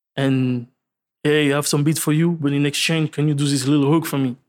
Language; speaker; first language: English; non-native, learner; French